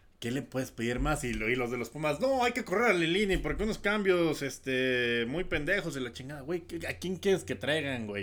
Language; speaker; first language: Spanish; native; Spanish